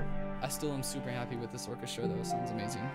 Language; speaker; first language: English; native; English